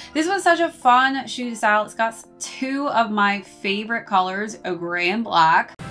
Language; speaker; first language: English; native; English